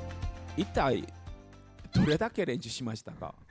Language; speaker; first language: Japanese; non-native, learner; Korean